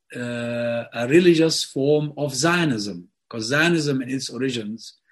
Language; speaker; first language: English; non-native, fluent; Arabic